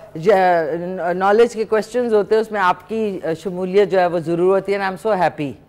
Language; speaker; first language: Urdu; native; Urdu